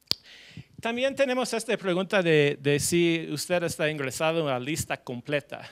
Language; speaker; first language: Spanish; non-native, fluent; English